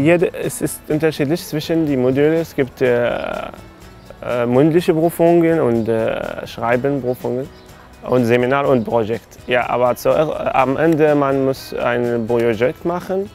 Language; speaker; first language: German; non-native, learner; Arabic